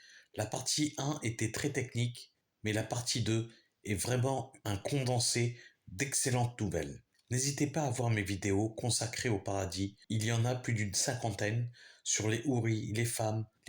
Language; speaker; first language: French; native; French